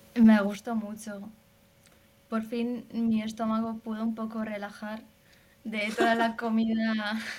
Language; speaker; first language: Spanish; non-native, fluent; Hungarian